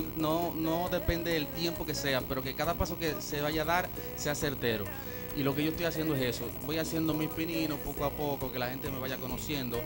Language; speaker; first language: Spanish; native; Spanish